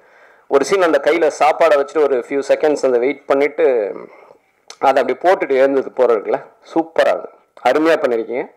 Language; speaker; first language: Tamil; native; Tamil